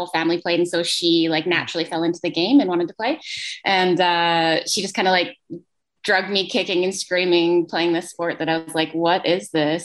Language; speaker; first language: English; native; English